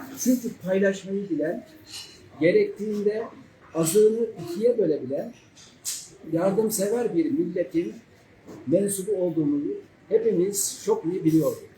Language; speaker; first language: Turkish; native; Turkish